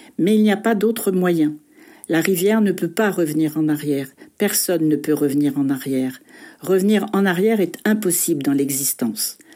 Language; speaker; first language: French; native; French